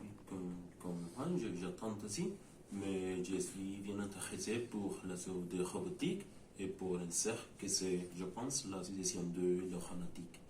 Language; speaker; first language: French; non-native, learner; Spanish